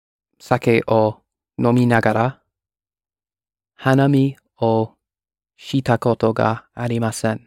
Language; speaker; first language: Japanese; non-native, learner; English